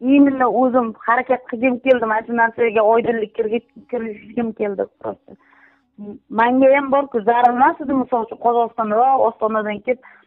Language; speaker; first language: Uzbek; early bilingual, heritage; Uzbek